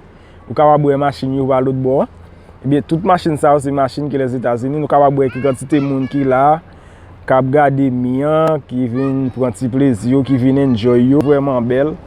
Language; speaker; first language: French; non-native, learner; Haitian Creole